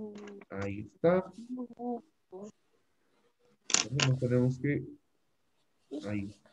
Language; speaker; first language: Spanish; native; Spanish